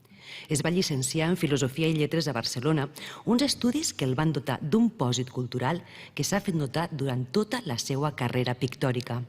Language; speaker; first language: Catalan; native; Catalan